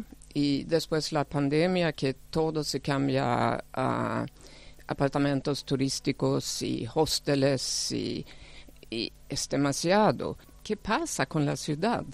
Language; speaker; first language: Spanish; non-native, fluent; Swedish